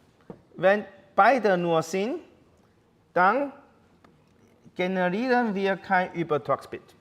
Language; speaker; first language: German; non-native, learner; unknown